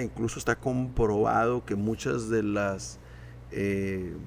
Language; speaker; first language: Spanish; native; Spanish